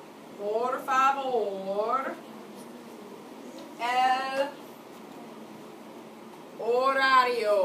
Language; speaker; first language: Spanish; non-native, fluent; English